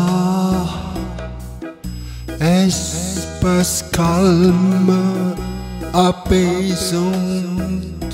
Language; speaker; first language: French; non-native, fluent; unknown